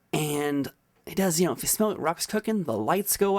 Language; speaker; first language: English; native; English